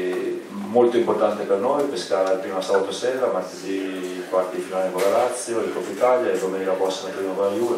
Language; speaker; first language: Italian; native; Italian